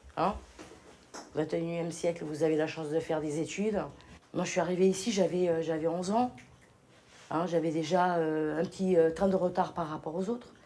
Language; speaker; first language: French; early bilingual, other home language; Portuguese